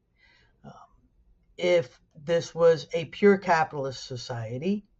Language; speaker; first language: English; native; English